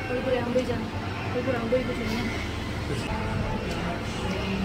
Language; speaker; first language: Korean; non-native, fluent; Indonesian